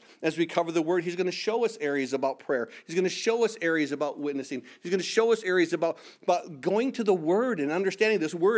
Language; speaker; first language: English; native; English